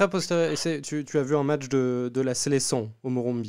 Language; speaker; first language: French; native; French